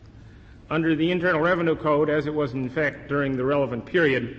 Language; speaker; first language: English; native; English